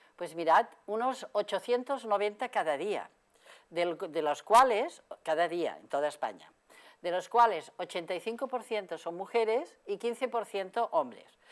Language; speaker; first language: Spanish; non-native, local second language; Catalan